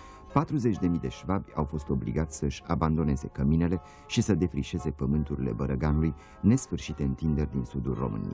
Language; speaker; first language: Romanian; native; Romanian